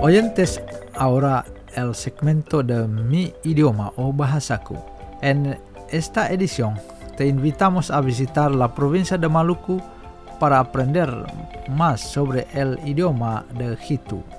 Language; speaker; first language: Spanish; non-native, fluent; Indonesian